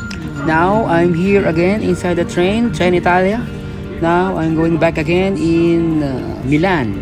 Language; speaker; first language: English; non-native, local second language; Filipino